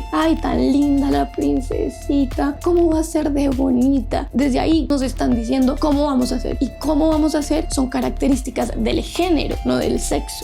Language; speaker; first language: Spanish; native; Spanish